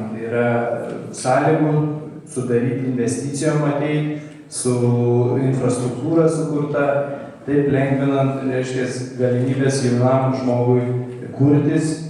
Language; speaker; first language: Lithuanian; native; Lithuanian